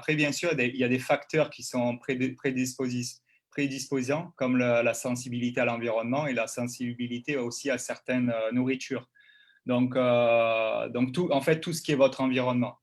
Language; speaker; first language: French; native; French